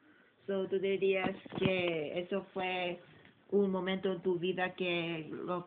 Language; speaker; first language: Spanish; early bilingual, heritage; English